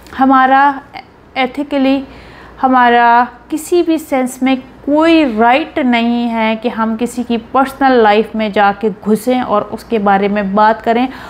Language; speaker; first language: Urdu; native; Urdu